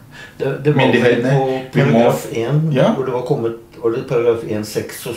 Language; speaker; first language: Norwegian; native; Norwegian